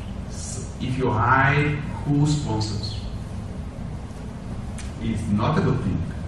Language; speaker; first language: English; non-native, fluent; Portuguese